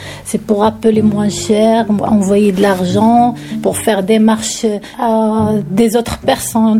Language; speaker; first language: French; non-native, local second language; Arabic